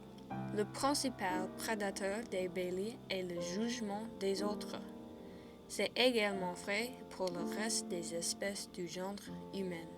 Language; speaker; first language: French; non-native, fluent; English